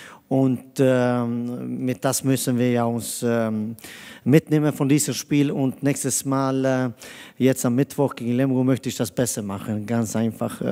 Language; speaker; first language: German; non-native, fluent; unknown